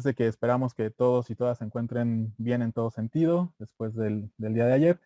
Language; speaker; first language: Spanish; native; Spanish